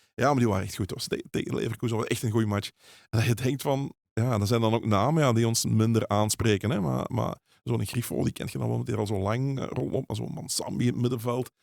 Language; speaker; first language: Dutch; native; Dutch